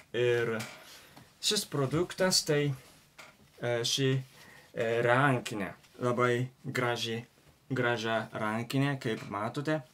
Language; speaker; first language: Lithuanian; non-native, learner; Japanese